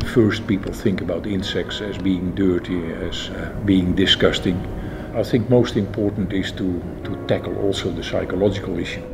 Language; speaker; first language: English; non-native, fluent; Dutch